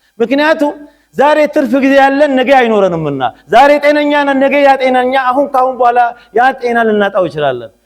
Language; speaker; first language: Amharic; non-native, local second language; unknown